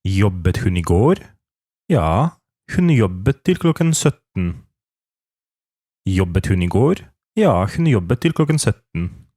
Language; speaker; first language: Norwegian; non-native, fluent; Polish